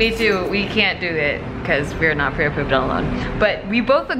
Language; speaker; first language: English; native; English